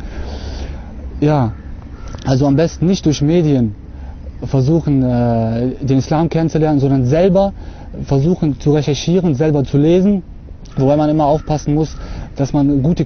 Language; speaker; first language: German; early bilingual, other home language; Russian